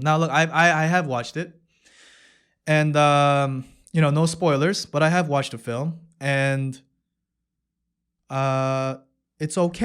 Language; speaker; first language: English; early bilingual, other home language; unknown